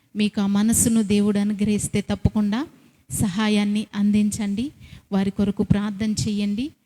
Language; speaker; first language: Telugu; non-native, local second language; Koya